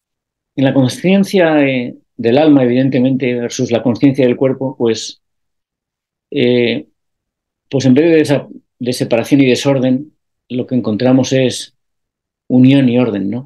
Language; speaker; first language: Spanish; native; Spanish